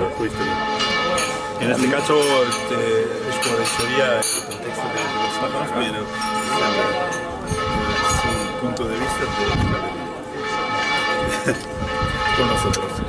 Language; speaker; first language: Spanish; non-native, learner; French